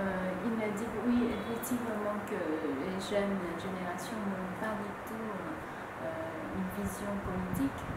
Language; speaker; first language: French; non-native, fluent; Vietnamese